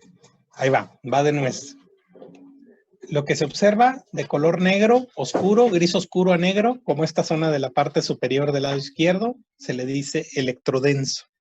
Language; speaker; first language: Spanish; native; Spanish